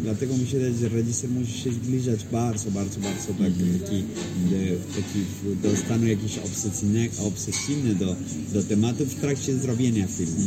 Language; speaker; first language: Polish; non-native, fluent; Spanish